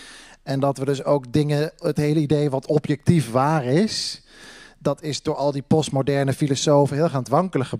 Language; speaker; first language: Dutch; native; Dutch